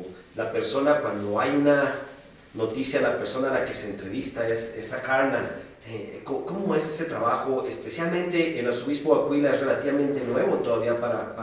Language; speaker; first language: Spanish; native; Spanish